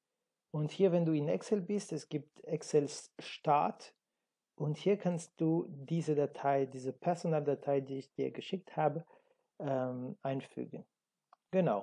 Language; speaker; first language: German; non-native, learner; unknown